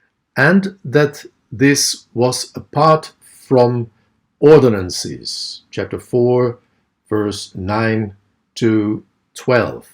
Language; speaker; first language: English; non-native, fluent; Dutch